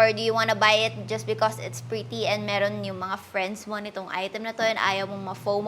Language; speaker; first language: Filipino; native; Filipino